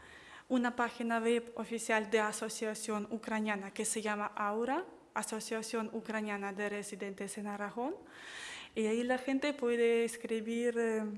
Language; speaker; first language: Spanish; non-native, fluent; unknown